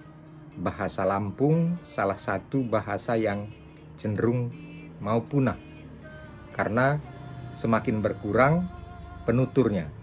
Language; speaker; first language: Indonesian; non-native, local second language; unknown